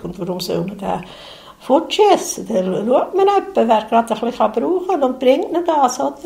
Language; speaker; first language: German; native; German